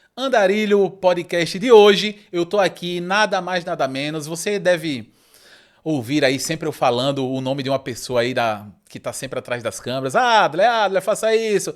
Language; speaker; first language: Portuguese; native; Portuguese